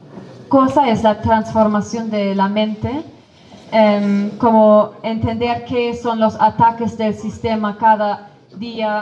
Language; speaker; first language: Spanish; non-native, fluent; Kurdish